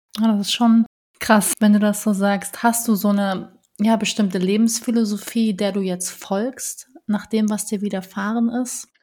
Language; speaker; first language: German; native; German